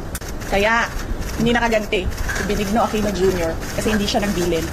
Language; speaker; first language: Filipino; non-native, local second language; Cebuano